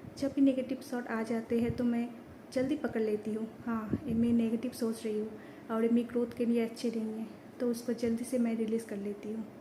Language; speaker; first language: Hindi; non-native, local second language; Bangla